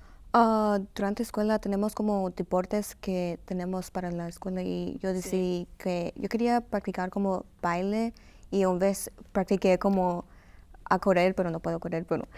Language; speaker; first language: Spanish; early bilingual, heritage; Spanish